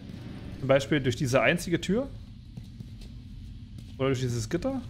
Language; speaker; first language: German; native; German